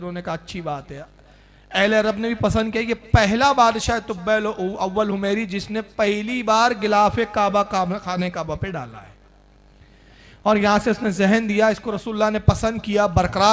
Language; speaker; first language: Urdu; native; Urdu